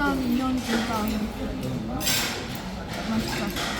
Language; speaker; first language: Korean; non-native, fluent; Lao